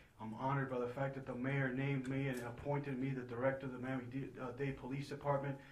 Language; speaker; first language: English; early bilingual, other home language; Spanish